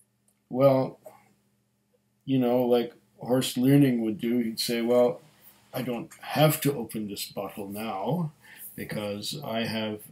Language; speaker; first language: English; native; English